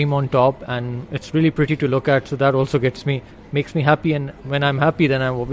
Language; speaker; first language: English; non-native, local second language; Urdu